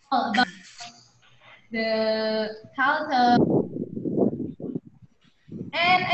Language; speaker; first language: English; non-native, learner; Indonesian